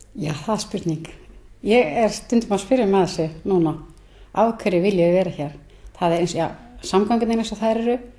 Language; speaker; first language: Icelandic; native; Icelandic